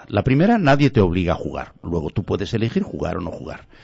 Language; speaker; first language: Spanish; non-native, local second language; Galician